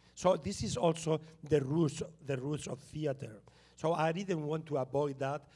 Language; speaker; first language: English; non-native, fluent; Spanish